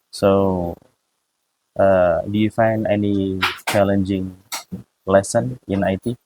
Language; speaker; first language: English; non-native, fluent; Indonesian